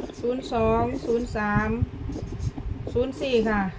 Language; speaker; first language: Thai; non-native, local second language; Lao